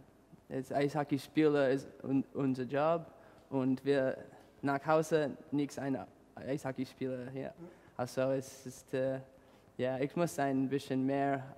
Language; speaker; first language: German; non-native, learner; English